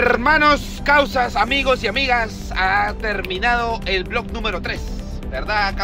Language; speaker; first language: Spanish; native; Spanish